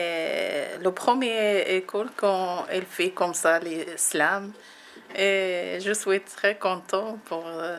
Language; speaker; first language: French; non-native, local second language; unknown